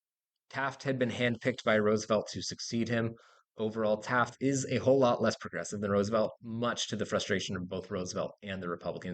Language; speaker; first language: English; native; English